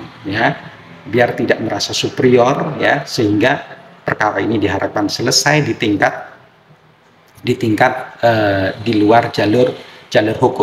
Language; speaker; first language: Indonesian; native; Indonesian